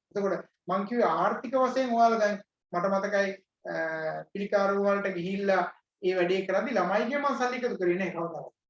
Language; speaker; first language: Sinhala; native; Sinhala